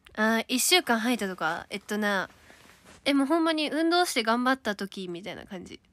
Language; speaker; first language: Japanese; native; Japanese